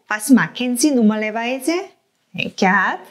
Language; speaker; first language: German; non-native, fluent; Korean